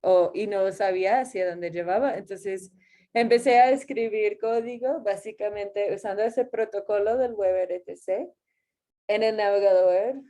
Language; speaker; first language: Spanish; non-native, fluent; English